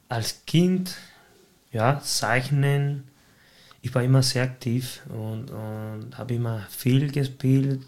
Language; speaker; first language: German; non-native, fluent; Spanish